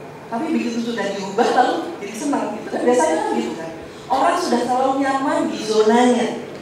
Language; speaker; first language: Indonesian; non-native, local second language; Javanese